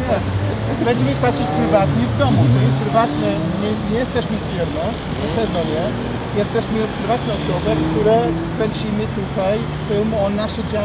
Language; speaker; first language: Polish; non-native, learner; English